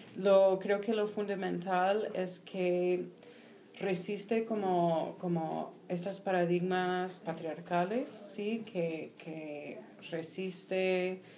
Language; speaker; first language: Spanish; non-native, fluent; English